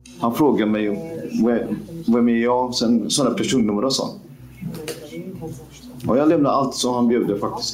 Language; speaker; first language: Swedish; non-native, fluent; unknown